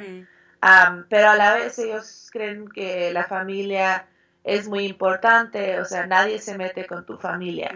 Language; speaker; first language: Spanish; early bilingual, heritage; Spanish